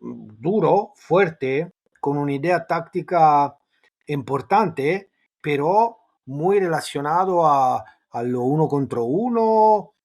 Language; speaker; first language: Spanish; non-native, fluent; Italian